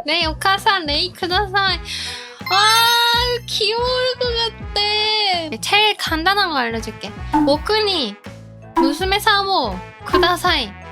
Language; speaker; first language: Korean; non-native, fluent; Japanese